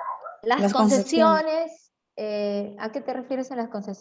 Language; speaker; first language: Spanish; native; Spanish